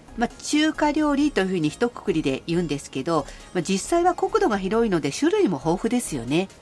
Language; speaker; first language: Japanese; native; Japanese